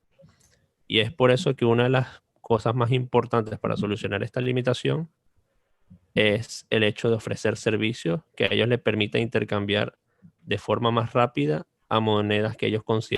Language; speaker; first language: Spanish; native; Spanish